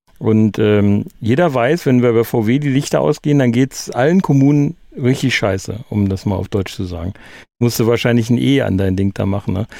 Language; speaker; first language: German; native; German